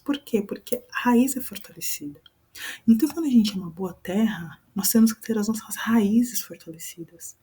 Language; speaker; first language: Portuguese; native; Portuguese